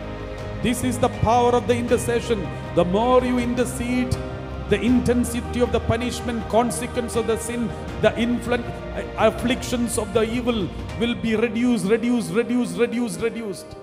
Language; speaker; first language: English; non-native, local second language; Malayalam